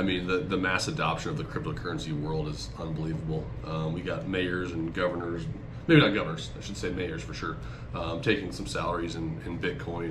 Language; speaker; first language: English; native; English